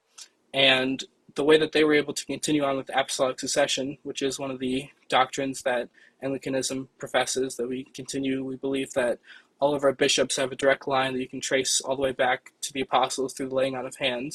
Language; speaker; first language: English; native; English